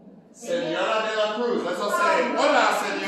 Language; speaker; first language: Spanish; non-native, learner; English